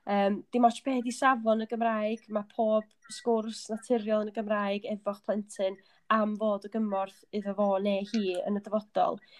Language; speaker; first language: Welsh; native; Welsh